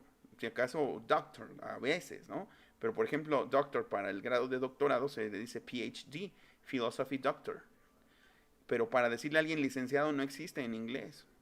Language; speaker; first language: Spanish; native; Spanish